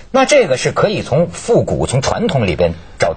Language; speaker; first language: Chinese; native; Chinese